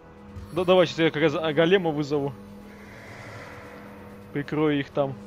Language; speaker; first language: Russian; native; Russian